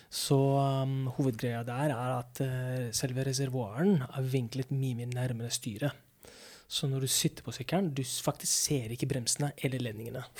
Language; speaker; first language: Norwegian; non-native, fluent; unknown